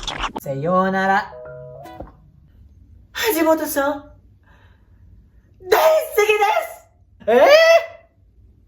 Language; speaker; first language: Japanese; non-native, learner; Indonesian